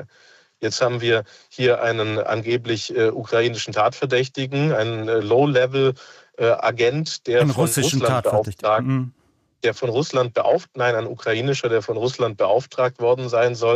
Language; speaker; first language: German; native; German